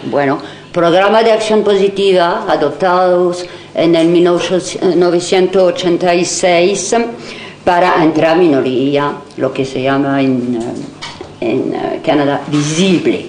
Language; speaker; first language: Spanish; non-native, fluent; French